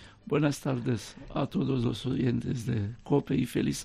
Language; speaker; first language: Spanish; non-native, fluent; Romanian